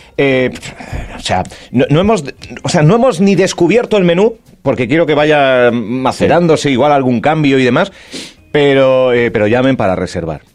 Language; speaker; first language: Spanish; native; Spanish